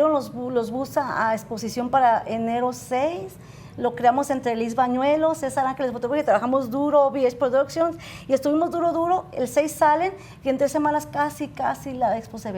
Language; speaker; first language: Spanish; native; Spanish